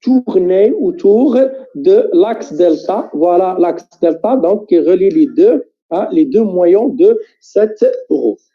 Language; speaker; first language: French; non-native, local second language; Arabic